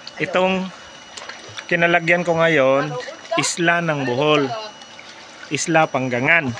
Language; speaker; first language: Filipino; non-native, local second language; Cebuano